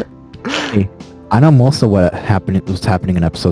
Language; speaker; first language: English; native; English